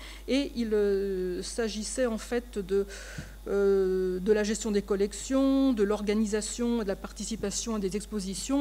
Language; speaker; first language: French; native; French